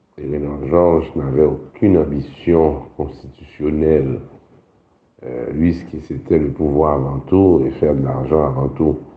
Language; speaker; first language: French; non-native, local second language; Haitian Creole